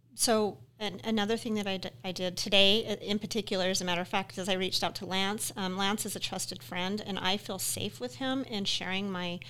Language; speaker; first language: English; native; English